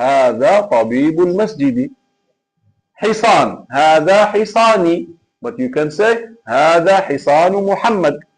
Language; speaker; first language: Arabic; non-native, fluent; Malay